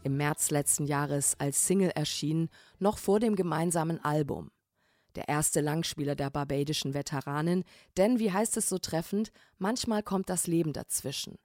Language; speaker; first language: German; native; German